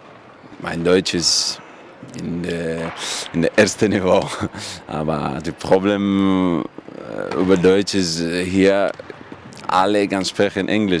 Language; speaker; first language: German; non-native, learner; Russian